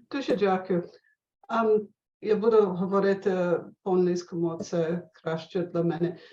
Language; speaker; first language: Ukrainian; non-native, learner; English